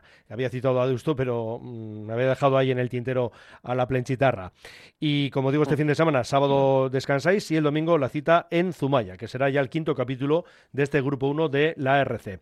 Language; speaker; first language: Spanish; native; Spanish